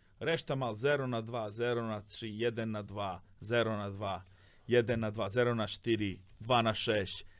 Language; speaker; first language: Polish; non-native, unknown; Serbian